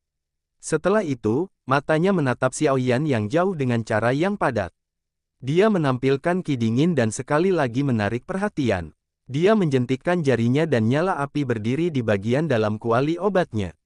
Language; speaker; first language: Indonesian; native; Indonesian